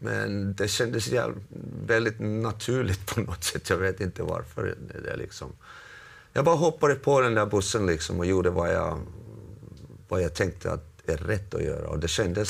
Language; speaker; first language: Swedish; non-native, local second language; Finnish